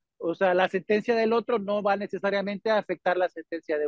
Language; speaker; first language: Spanish; native; Spanish